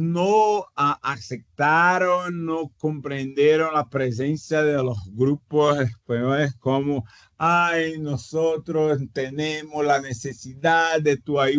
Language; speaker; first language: Spanish; non-native, fluent; Portuguese